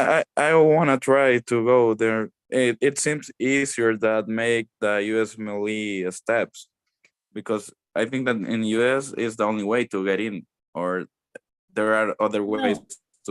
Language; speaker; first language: English; non-native, learner; Spanish